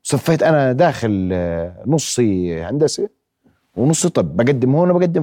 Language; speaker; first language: Arabic; native; Arabic